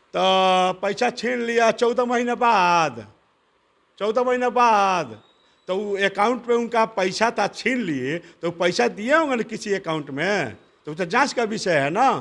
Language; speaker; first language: Hindi; native; Hindi